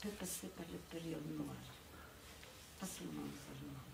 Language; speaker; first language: French; non-native, fluent; Polish